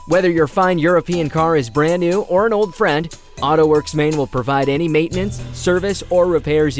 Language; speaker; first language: English; native; English